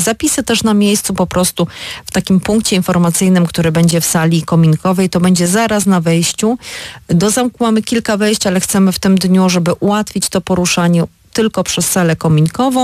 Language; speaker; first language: Polish; native; Polish